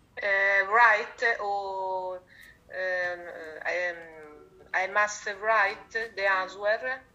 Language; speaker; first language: English; non-native, learner; Italian